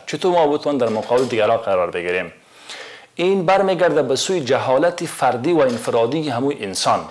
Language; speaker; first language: Persian; native; Persian